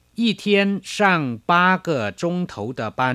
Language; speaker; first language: Chinese; non-native, fluent; Thai